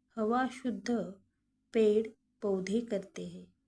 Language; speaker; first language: Hindi; non-native, local second language; Marathi